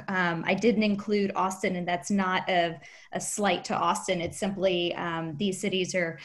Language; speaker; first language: English; native; English